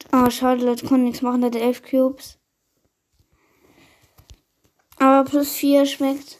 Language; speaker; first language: German; native; German